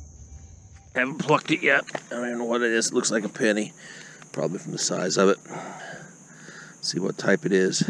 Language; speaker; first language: English; native; English